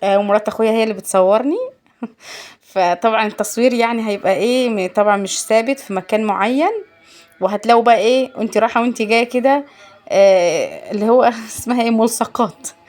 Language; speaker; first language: Arabic; native; Arabic